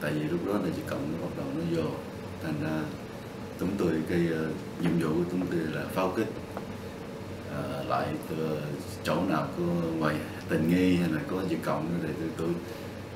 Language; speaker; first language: Vietnamese; non-native, local second language; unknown